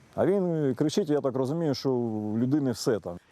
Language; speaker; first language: Ukrainian; native; Ukrainian